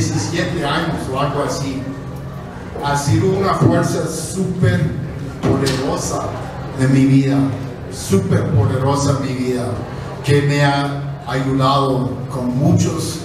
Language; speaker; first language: Spanish; non-native, fluent; English